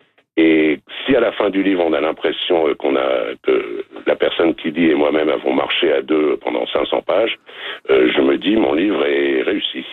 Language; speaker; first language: French; native; French